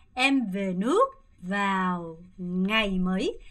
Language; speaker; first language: Vietnamese; non-native, fluent; Korean